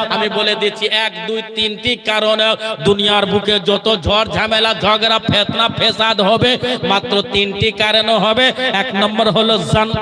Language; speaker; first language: Bangla; non-native, fluent; Urdu